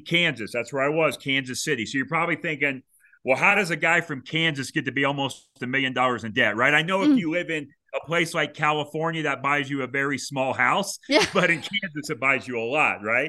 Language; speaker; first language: English; native; English